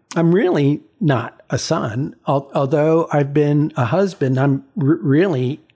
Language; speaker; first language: English; early bilingual, other home language; Chinese